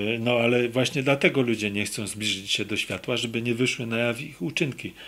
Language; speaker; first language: Polish; native; Polish